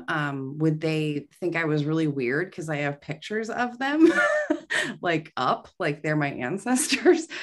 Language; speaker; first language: English; native; English